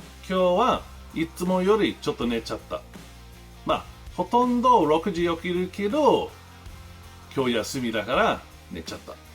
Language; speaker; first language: Japanese; non-native, learner; English